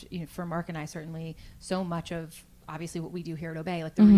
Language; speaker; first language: English; native; English